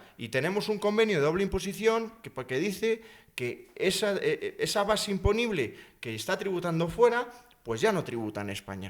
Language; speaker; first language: Spanish; native; Spanish